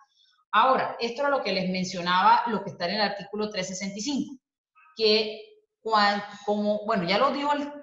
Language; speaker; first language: Spanish; native; Spanish